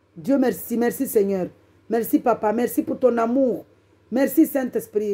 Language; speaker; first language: French; non-native, local second language; Comorian